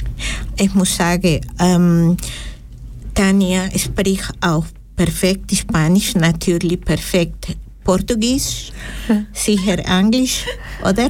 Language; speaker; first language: German; non-native, fluent; Spanish